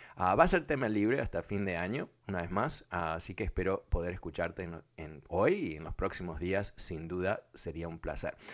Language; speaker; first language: Spanish; early bilingual, other home language; English